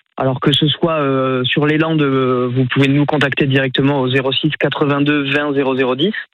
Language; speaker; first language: French; native; French